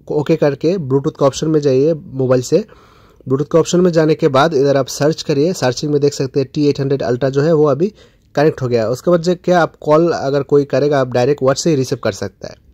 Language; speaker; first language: Hindi; non-native, local second language; Bangla